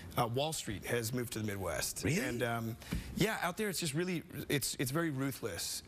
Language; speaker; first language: English; native; English